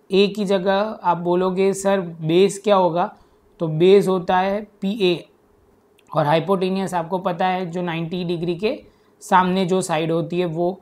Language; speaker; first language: Hindi; non-native, local second language; Gujarati